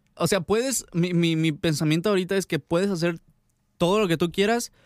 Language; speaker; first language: Spanish; native; Spanish